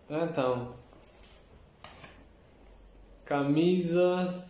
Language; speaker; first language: Portuguese; non-native, learner; Spanish